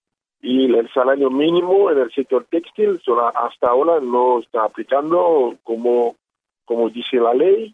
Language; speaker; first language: Spanish; non-native, learner; Haitian Creole